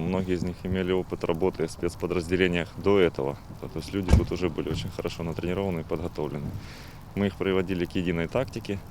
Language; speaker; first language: Russian; native; Russian